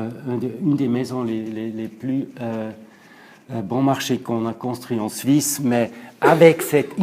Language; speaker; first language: French; non-native, local second language; German